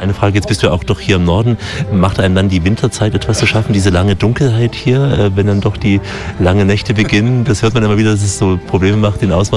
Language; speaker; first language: German; native; German